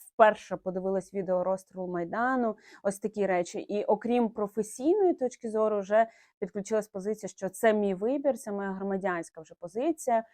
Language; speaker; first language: Ukrainian; non-native, local second language; Russian